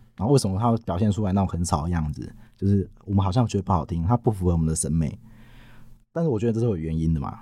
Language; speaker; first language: Chinese; non-native, local second language; Min Nan Chinese